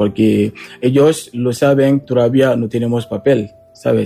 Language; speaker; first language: Spanish; non-native, learner; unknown